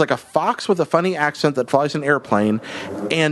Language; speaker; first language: English; native; English